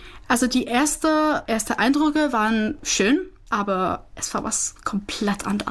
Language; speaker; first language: German; non-native, learner; Czech